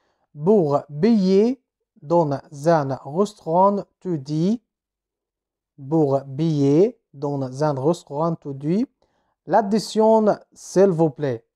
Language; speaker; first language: French; non-native, fluent; Arabic